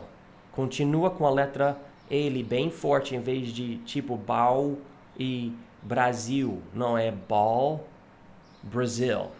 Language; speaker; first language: Portuguese; non-native, fluent; English